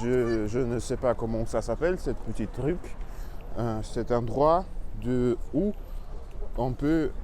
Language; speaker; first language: French; non-native, learner; Russian